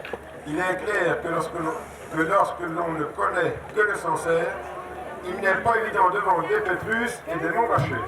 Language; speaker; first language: French; native; French